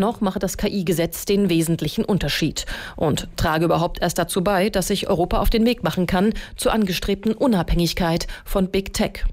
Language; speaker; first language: German; native; German